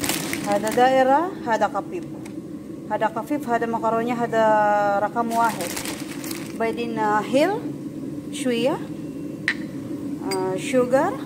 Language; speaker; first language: Arabic; non-native, learner; Filipino